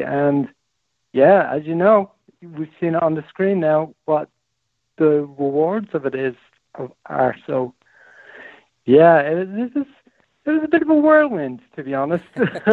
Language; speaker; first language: English; native; English